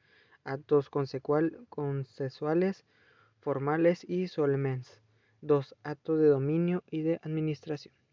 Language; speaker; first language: Spanish; native; Spanish